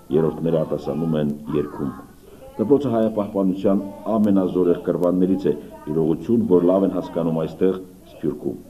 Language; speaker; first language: Armenian; native; Armenian